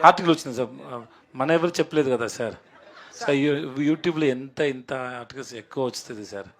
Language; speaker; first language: Telugu; non-native, learner; Tamil